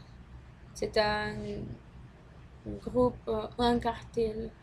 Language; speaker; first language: French; non-native, learner; Spanish